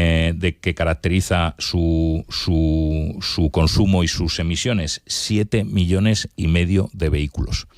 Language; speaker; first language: Spanish; native; Spanish